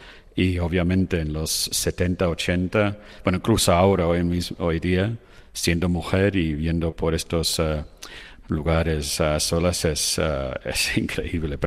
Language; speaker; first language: Spanish; non-native, fluent; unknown